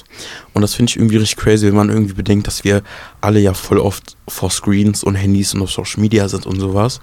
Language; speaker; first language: German; native; German